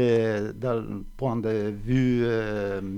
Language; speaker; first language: French; non-native, fluent; Italian